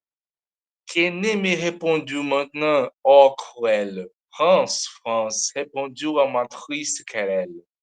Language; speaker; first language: French; non-native, learner; Portuguese